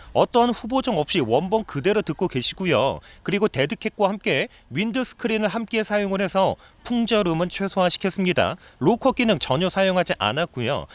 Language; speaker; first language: Korean; native; Korean